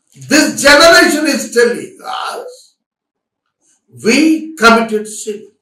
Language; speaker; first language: English; non-native, local second language; Telugu